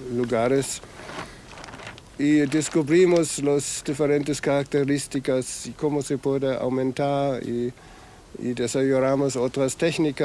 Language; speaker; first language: Spanish; non-native, fluent; German